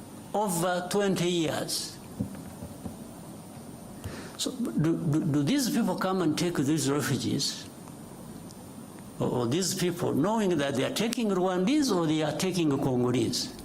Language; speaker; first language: English; non-native, local second language; Kinyarwanda